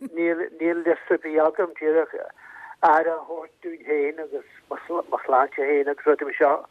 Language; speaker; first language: Irish; native; Irish